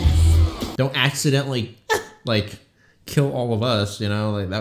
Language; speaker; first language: English; native; English